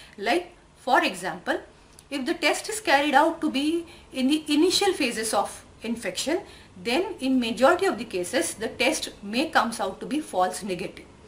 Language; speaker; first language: English; non-native, local second language; Marathi